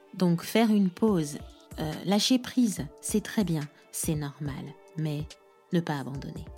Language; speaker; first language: French; non-native, local second language; Lingala